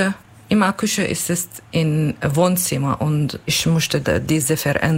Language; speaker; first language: German; non-native, learner; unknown